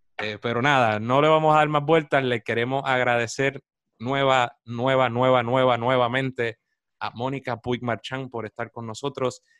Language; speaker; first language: Spanish; native; Spanish